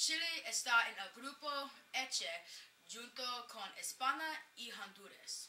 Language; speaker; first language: Spanish; non-native, learner; English